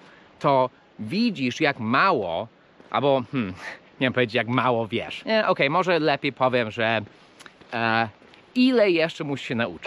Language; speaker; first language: Polish; early bilingual, heritage; English